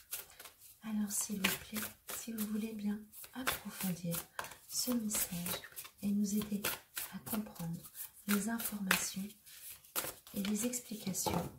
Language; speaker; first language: French; native; French